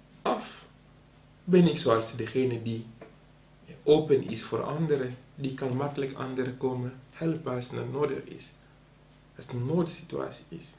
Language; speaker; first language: Dutch; non-native, local second language; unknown